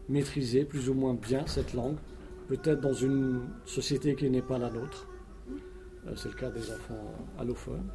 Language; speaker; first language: French; native; French